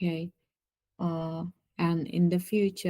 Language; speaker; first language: English; non-native, learner; Indonesian